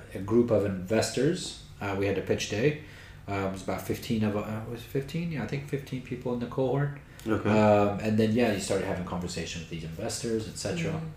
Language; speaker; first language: English; native; English